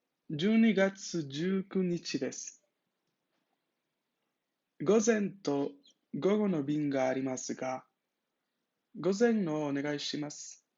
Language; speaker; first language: Japanese; non-native, fluent; Spanish